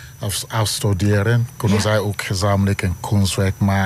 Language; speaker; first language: Dutch; non-native, learner; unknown